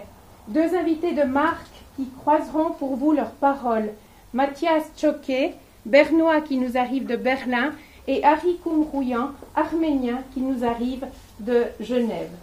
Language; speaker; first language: French; native; French